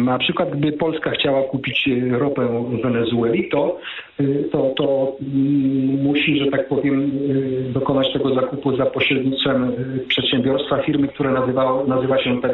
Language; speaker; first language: Polish; native; Polish